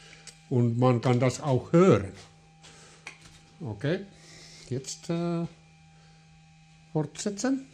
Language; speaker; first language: German; non-native, learner; Finnish